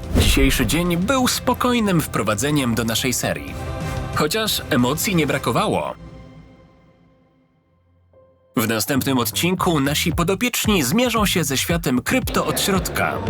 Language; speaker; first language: Polish; native; Polish